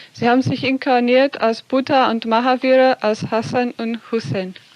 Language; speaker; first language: German; non-native, fluent; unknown